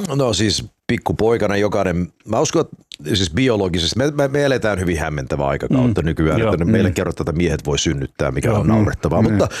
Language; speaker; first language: Finnish; early bilingual, heritage; Finnish